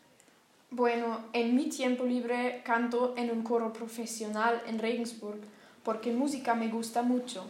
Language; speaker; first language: Spanish; non-native, learner; German